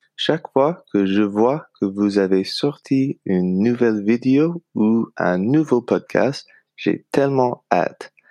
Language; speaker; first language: French; non-native, fluent; English